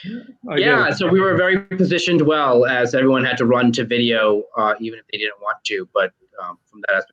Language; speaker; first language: English; native; English